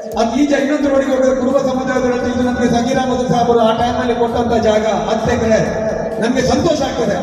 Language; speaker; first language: Kannada; non-native, local second language; Malayalam